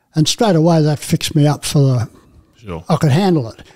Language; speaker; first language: English; native; English